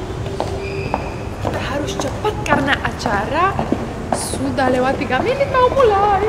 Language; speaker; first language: Indonesian; non-native, fluent; Romanian